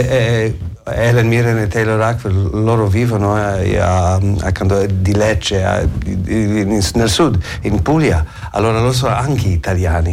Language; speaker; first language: Italian; non-native, learner; English